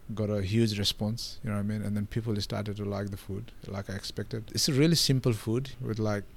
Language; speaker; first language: English; non-native, local second language; Nepali